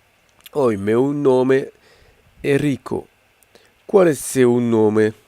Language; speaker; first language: Portuguese; non-native, learner; French